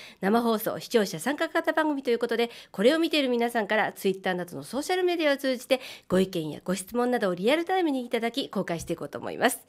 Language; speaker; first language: Japanese; native; Japanese